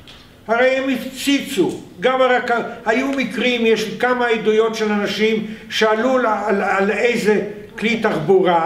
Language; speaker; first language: Hebrew; non-native, fluent; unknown